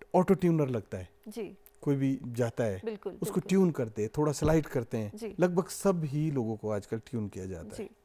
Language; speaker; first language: Hindi; native; Hindi